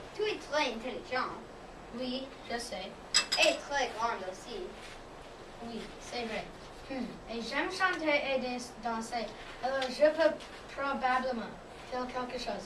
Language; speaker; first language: French; non-native, learner; English